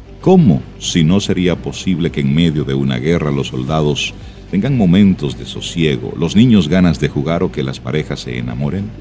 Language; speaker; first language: Spanish; native; Spanish